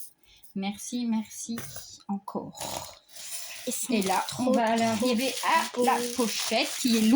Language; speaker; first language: French; native; French